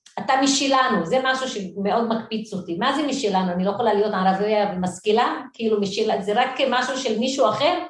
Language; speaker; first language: Hebrew; non-native, local second language; Arabic